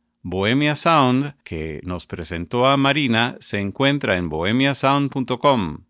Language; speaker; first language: Spanish; non-native, fluent; English